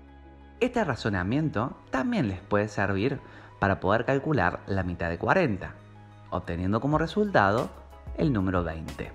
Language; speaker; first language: Spanish; native; Spanish